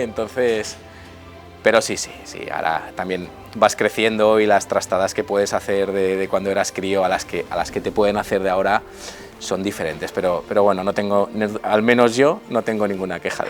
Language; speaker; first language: Spanish; native; Spanish